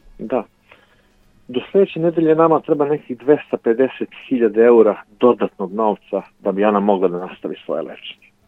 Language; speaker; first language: Serbian; native; Serbian